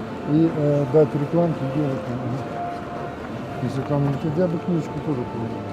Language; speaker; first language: Russian; native; Russian